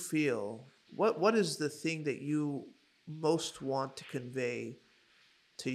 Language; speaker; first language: English; native; English